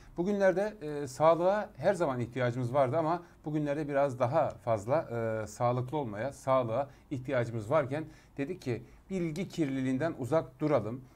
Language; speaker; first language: Turkish; native; Turkish